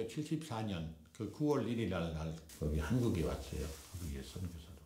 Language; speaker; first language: Korean; non-native, fluent; French